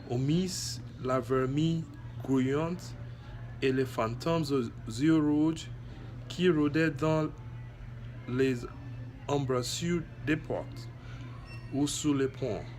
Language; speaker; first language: French; non-native, learner; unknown